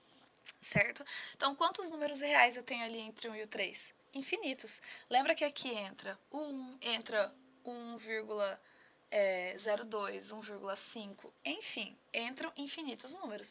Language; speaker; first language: Portuguese; native; Portuguese